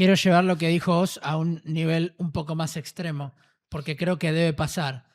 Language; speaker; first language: Spanish; native; Spanish